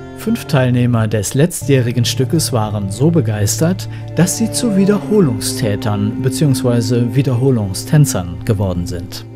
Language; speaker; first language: German; native; German